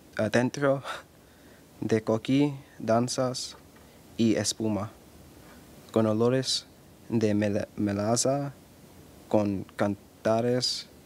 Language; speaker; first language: Spanish; early bilingual, other home language; English